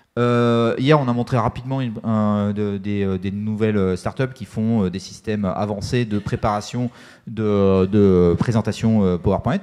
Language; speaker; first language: French; native; French